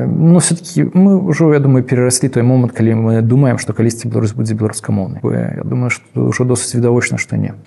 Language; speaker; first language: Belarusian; non-native, local second language; Russian